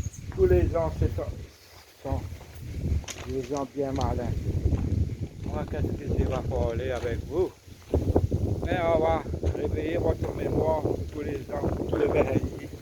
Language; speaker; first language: French; non-native, local second language; Morisyen